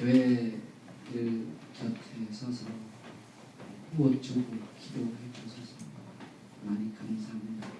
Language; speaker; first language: Korean; non-native, learner; Lao